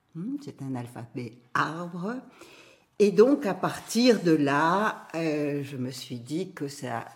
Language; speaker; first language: French; native; French